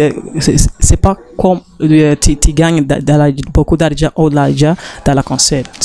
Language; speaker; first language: French; non-native, learner; Rundi